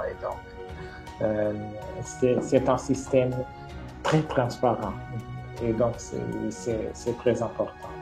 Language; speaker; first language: French; non-native, fluent; Portuguese